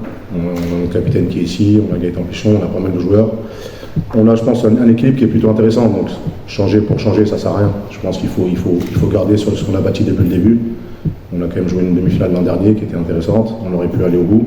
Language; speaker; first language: French; native; French